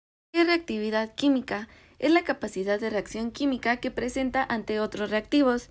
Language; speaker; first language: Spanish; native; Spanish